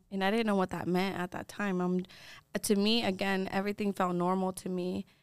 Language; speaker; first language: English; early bilingual, other home language; Spanish